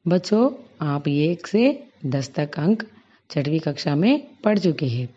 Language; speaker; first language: Hindi; non-native, local second language; Telugu